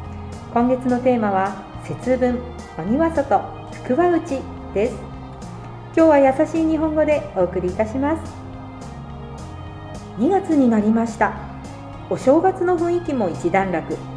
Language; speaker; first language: Japanese; native; Japanese